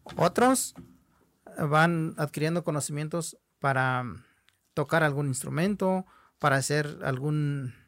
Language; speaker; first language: Spanish; non-native, local second language; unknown